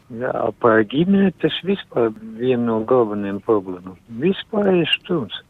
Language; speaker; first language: Latvian; non-native, local second language; Russian